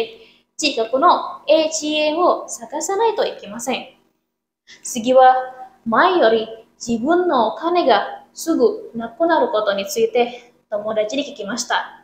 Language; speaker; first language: Japanese; non-native, learner; Indonesian